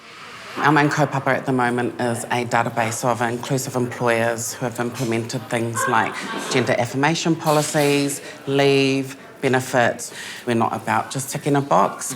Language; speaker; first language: English; native; English